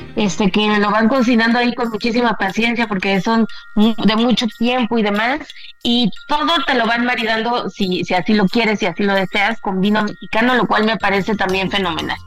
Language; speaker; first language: Spanish; native; Spanish